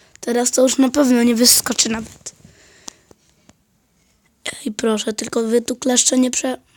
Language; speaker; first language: Polish; native; Polish